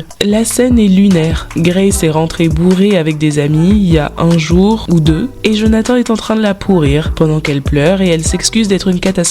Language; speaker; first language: French; native; French